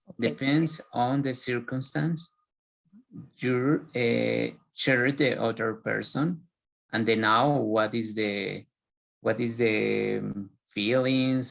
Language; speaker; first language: English; non-native, learner; Spanish